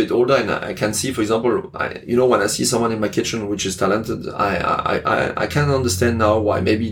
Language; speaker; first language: English; non-native, fluent; French